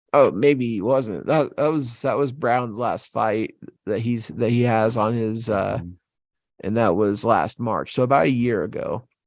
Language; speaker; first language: English; native; English